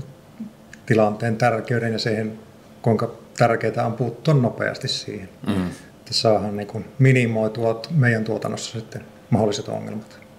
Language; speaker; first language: Finnish; native; Finnish